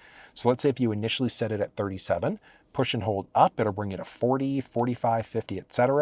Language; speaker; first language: English; native; English